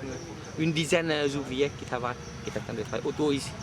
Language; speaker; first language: French; non-native, fluent; Vietnamese